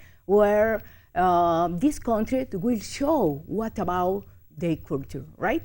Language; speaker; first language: English; non-native, learner; Spanish